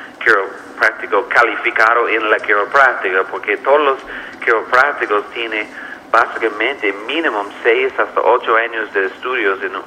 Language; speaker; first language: Spanish; non-native, fluent; English